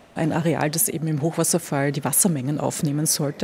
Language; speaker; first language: German; native; German